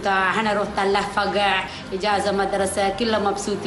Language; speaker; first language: Arabic; non-native, learner; Sinhala